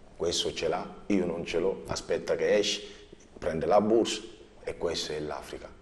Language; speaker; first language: Italian; non-native, learner; Wolof